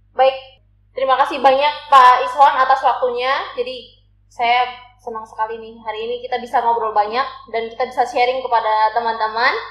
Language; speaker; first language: Indonesian; native; Indonesian